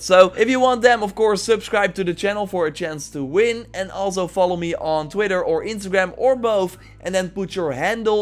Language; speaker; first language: English; non-native, fluent; Dutch